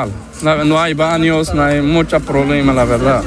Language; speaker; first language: Spanish; non-native, learner; Arabic